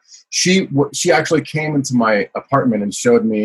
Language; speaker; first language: English; native; English